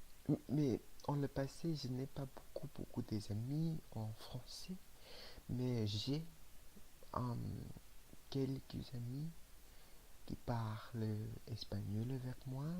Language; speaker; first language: French; non-native, learner; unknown